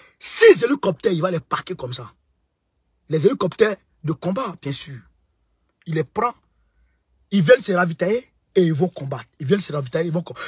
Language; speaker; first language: French; non-native, local second language; Bambara